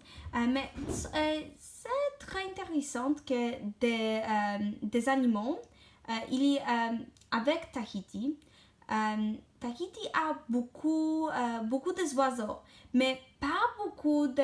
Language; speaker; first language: French; non-native, learner; English